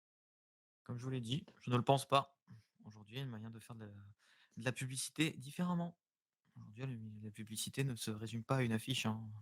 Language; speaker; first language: French; native; French